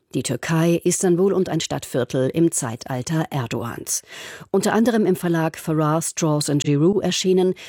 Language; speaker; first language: German; native; German